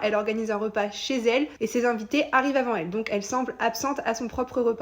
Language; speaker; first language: French; native; French